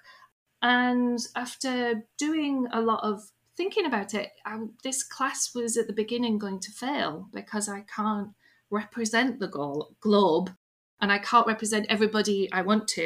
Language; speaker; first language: English; native; English